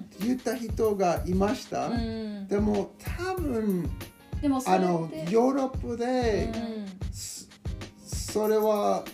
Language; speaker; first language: Japanese; non-native, learner; English